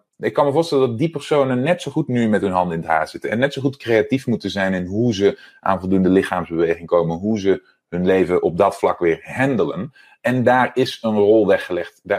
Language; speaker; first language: Dutch; native; Dutch